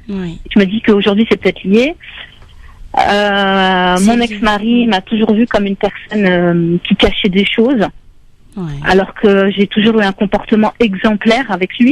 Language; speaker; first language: French; native; French